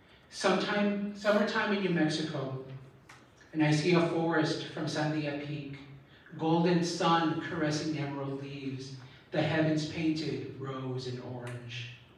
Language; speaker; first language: English; early bilingual, other home language; Spanish